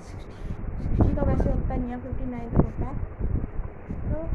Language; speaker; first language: Hindi; native; Hindi